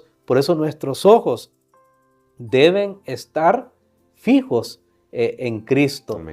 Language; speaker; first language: Spanish; native; Spanish